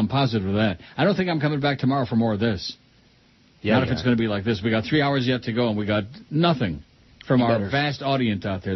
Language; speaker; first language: English; native; English